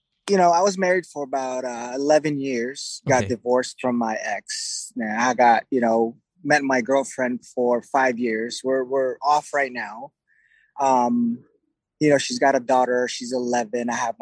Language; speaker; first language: English; non-native, local second language; Filipino